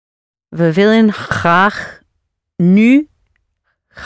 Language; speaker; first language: Dutch; non-native, learner; English